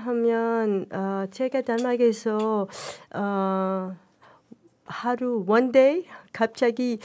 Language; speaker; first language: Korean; early bilingual, heritage; Danish